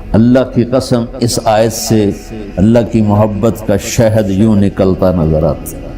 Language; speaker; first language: Urdu; non-native, local second language; Punjabi